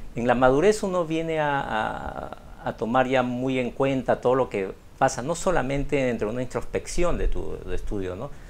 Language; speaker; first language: Spanish; native; Spanish